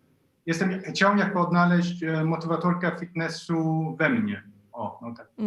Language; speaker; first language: Polish; non-native, fluent; Swedish